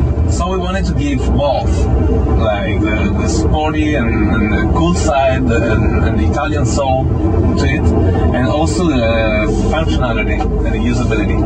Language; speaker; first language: English; non-native, fluent; Italian